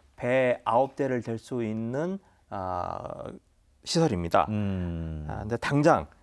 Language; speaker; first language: Korean; native; Korean